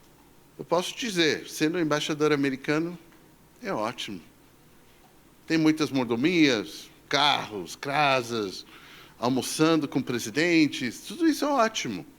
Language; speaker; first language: Portuguese; non-native, fluent; English